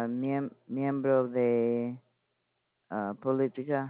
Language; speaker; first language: Spanish; non-native, learner; English